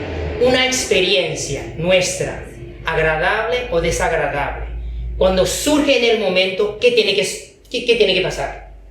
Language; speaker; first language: Spanish; non-native, fluent; Chinese